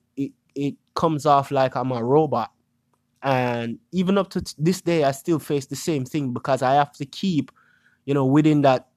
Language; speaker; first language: English; non-native, local second language; Jamaican Creole English